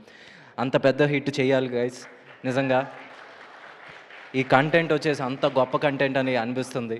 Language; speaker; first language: Telugu; native; Telugu